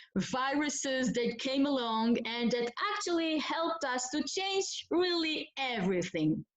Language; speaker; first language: English; non-native, fluent; Dutch